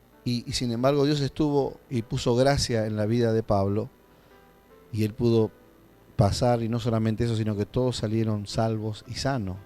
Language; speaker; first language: Spanish; native; Spanish